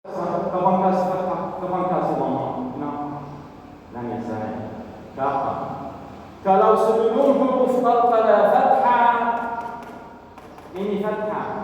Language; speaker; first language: Indonesian; non-native, learner; Arabic